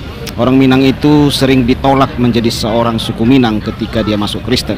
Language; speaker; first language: Indonesian; native; Indonesian